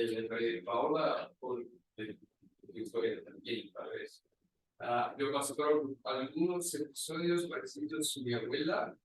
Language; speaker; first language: Spanish; non-native, fluent; Portuguese